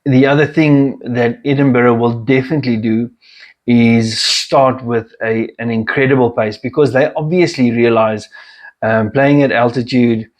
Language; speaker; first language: English; non-native, local second language; Afrikaans